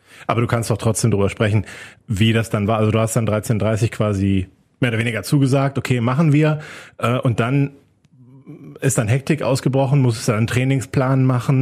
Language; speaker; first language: German; native; German